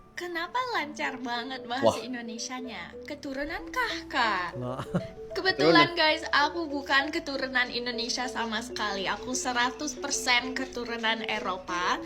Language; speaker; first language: Indonesian; non-native, fluent; English